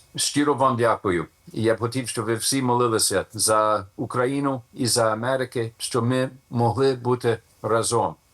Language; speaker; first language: Ukrainian; non-native, learner; English